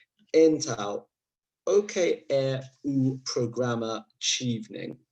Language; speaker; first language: Portuguese; non-native, learner; English